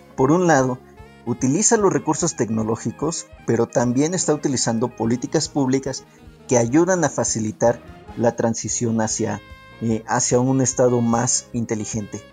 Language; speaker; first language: Spanish; native; Spanish